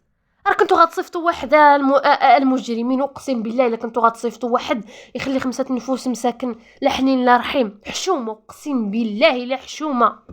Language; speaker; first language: Arabic; native; Arabic